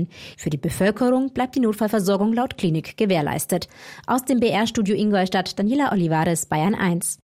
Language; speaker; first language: German; native; German